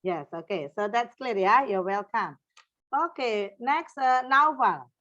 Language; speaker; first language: English; non-native, fluent; Indonesian